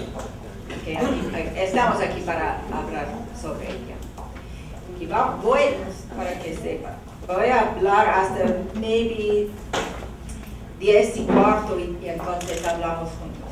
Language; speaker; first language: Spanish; non-native, learner; English